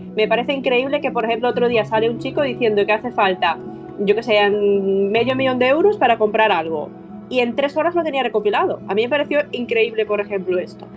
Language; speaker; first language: Spanish; non-native, fluent; Ukrainian